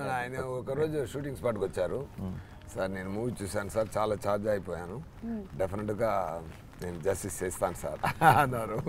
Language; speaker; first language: Telugu; non-native, fluent; Tamil